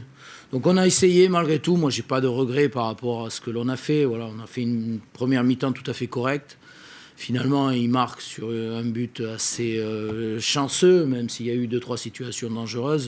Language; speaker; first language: French; native; French